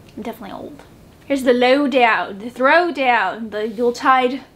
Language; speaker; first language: English; native; English